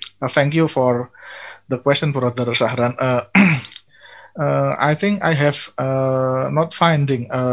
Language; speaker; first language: English; non-native, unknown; Indonesian